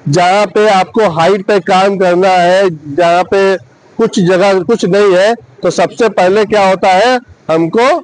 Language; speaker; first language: Hindi; non-native, local second language; Bangla